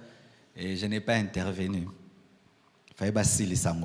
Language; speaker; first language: French; non-native, local second language; Lingala